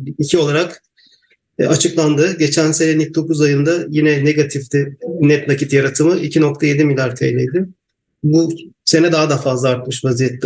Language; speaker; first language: Turkish; native; Turkish